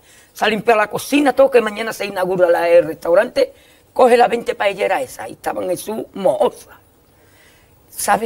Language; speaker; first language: Spanish; native; Spanish